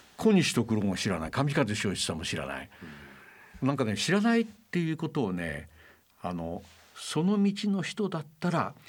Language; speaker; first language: Japanese; native; Japanese